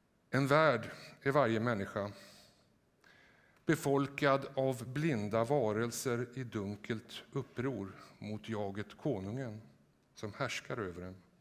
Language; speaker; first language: Swedish; native; Swedish